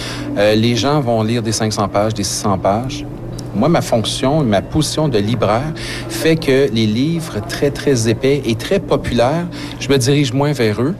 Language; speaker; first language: French; native; French